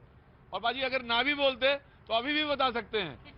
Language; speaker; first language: Hindi; native; Hindi